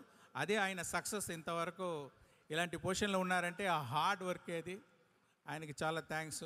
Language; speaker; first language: Telugu; non-native, local second language; Tamil